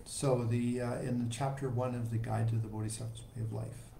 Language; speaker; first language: English; native; English